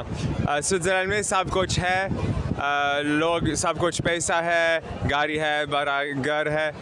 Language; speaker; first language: Hindi; non-native, learner; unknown